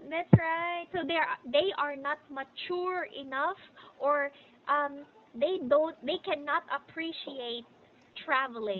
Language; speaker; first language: English; non-native, fluent; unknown